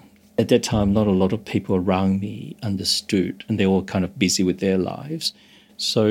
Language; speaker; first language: English; non-native, local second language; Cantonese